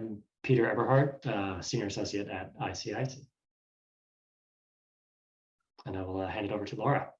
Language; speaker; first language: English; native; English